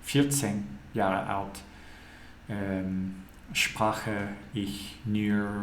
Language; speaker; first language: German; non-native, learner; English